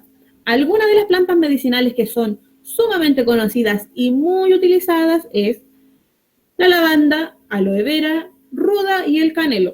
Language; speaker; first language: Spanish; native; Spanish